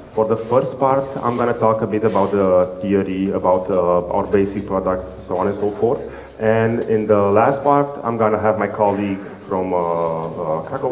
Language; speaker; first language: English; non-native, fluent; Romanian